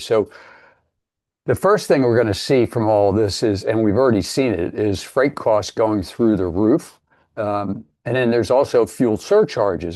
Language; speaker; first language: English; native; English